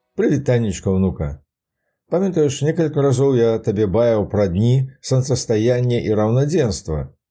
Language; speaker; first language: Belarusian; native; Belarusian